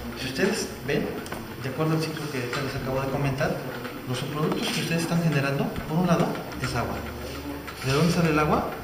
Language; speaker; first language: Spanish; native; Spanish